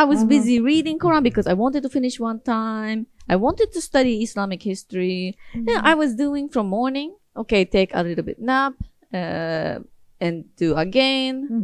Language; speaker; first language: English; non-native, fluent; Japanese